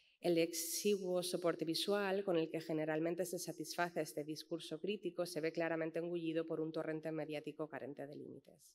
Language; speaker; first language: Spanish; native; Spanish